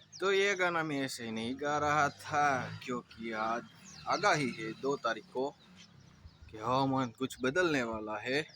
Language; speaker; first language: Hindi; non-native, local second language; Gujarati